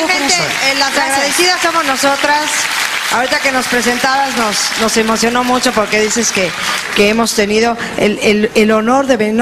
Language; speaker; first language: Spanish; native; Spanish